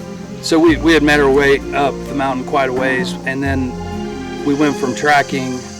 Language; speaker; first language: English; native; English